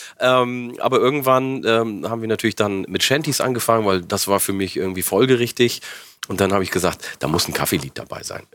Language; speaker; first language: German; early bilingual, other home language; Oromo